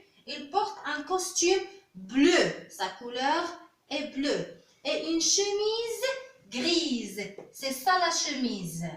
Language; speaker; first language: French; non-native, local second language; Arabic